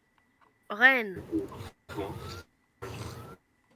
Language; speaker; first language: French; native; French